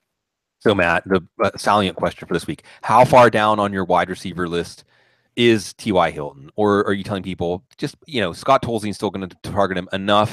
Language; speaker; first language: English; native; English